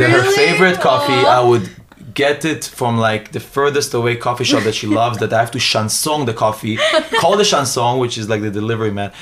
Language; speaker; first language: English; early bilingual, other home language; Hebrew